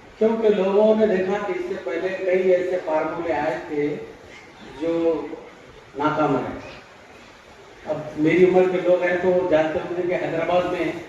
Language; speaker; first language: Urdu; native; Urdu